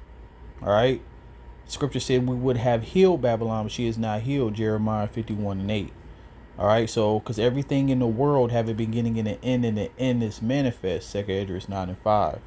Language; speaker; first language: English; native; English